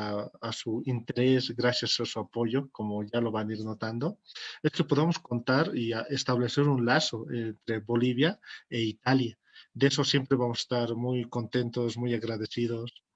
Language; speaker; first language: Spanish; native; Spanish